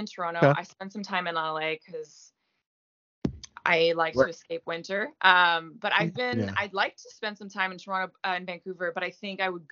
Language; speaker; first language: English; non-native, fluent; French